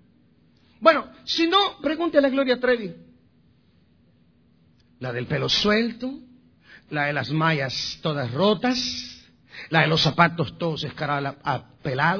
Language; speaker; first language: Spanish; native; Spanish